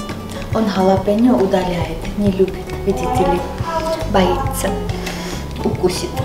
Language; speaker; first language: Russian; non-native, fluent; Armenian